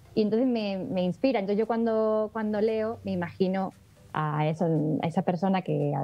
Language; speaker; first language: Spanish; native; Spanish